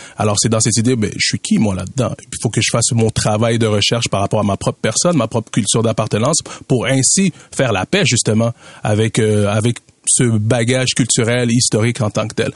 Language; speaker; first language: French; early bilingual, other home language; Swahili